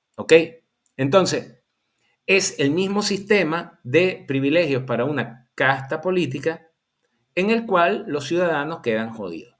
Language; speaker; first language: Spanish; native; Spanish